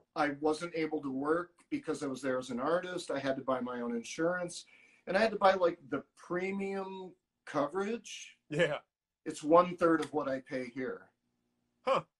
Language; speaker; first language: English; native; English